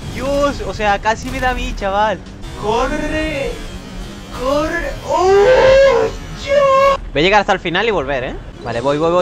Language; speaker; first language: Spanish; native; Spanish